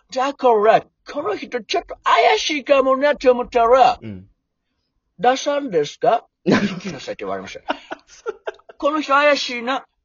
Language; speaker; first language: Japanese; non-native, fluent; English